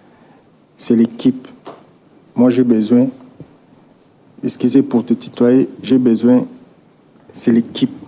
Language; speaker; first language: French; non-native, local second language; Lingala